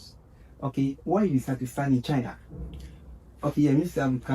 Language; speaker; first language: English; non-native, learner; French